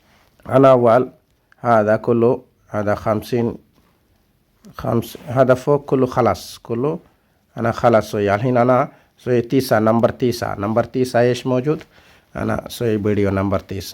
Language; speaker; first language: Arabic; non-native, learner; Bangla